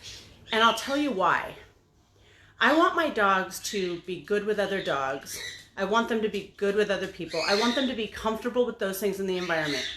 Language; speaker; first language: English; native; English